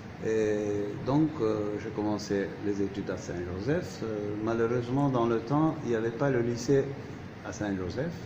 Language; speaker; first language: French; non-native, fluent; Turkish